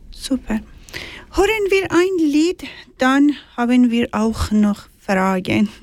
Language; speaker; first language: German; non-native, learner; Persian